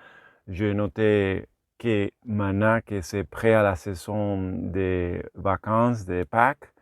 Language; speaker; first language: French; non-native, learner; Spanish